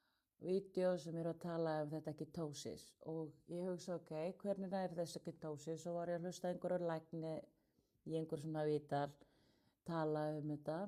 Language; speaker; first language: Icelandic; non-native, learner; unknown